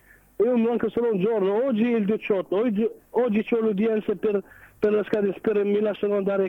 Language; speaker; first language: Italian; non-native, learner; Arabic